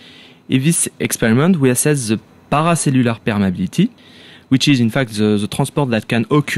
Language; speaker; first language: English; non-native, fluent; French